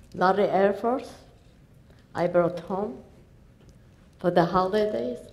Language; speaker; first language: English; non-native, learner; Polish